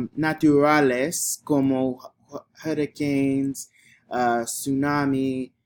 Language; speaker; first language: Spanish; non-native, learner; English